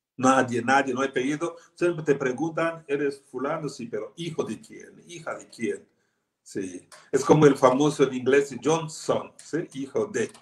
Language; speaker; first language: Spanish; non-native, fluent; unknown